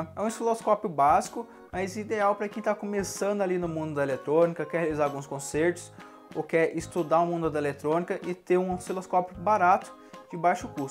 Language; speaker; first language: Portuguese; native; Portuguese